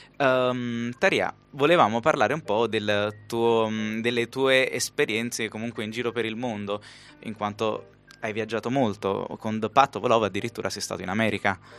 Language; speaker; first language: Italian; native; Italian